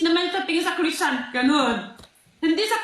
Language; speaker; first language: Filipino; non-native, learner; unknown